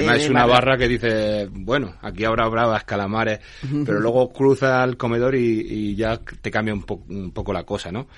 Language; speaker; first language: Spanish; native; Spanish